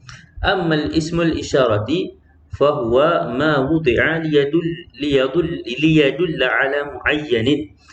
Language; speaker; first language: Arabic; non-native, fluent; Malay